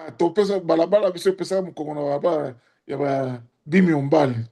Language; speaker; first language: Lingala; native; Lingala